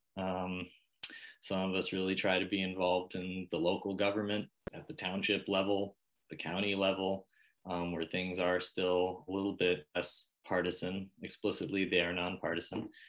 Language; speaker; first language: English; native; English